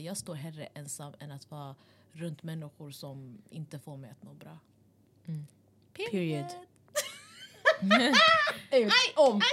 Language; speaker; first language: Swedish; early bilingual, other home language; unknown